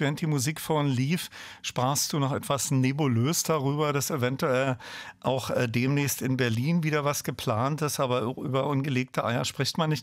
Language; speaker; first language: German; native; German